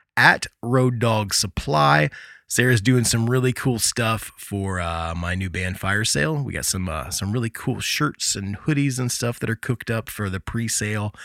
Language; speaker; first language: English; native; English